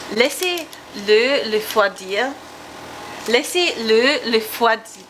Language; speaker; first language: French; non-native, learner; English